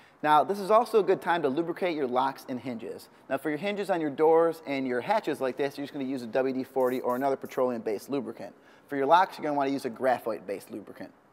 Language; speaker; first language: English; native; English